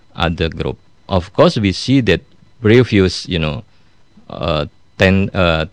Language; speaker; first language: English; non-native, fluent; Indonesian